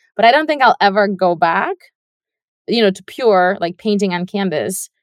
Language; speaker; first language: English; non-native, fluent; Russian